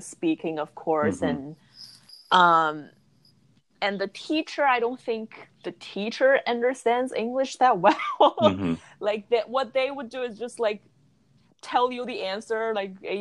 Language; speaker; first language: English; non-native, fluent; Chinese